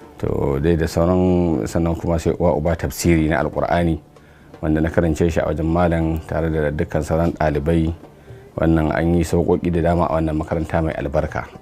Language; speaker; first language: Hausa; native; Hausa